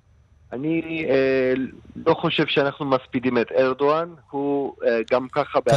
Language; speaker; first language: Hebrew; non-native, fluent; Turkish